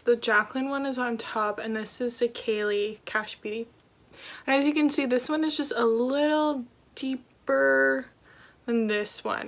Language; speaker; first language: English; native; English